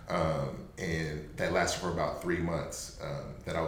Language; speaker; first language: English; native; English